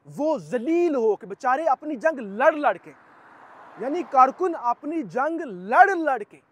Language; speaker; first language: Urdu; native; Urdu